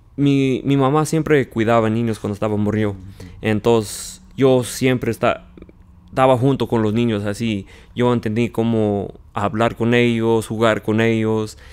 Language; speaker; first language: Spanish; early bilingual, heritage; Spanish